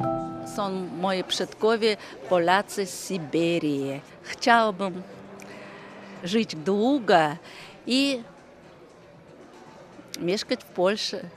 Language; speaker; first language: Polish; early bilingual, heritage; Russian